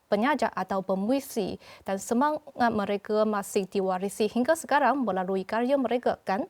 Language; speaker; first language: Malay; non-native, fluent; Chinese